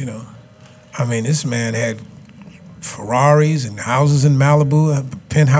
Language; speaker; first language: English; native; English